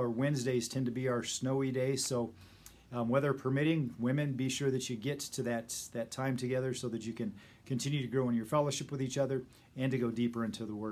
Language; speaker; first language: English; native; English